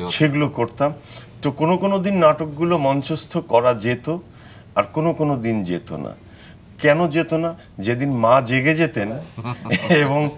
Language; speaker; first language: Bangla; native; Bangla